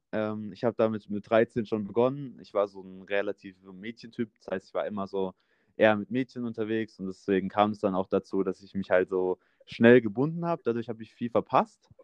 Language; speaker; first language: German; native; German